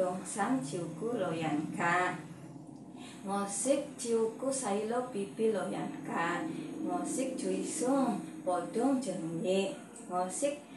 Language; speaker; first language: Cantonese; non-native, learner; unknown